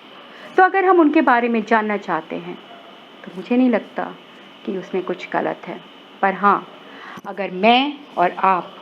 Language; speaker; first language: Hindi; native; Hindi